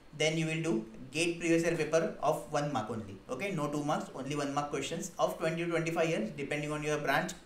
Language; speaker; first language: English; non-native, local second language; Hindi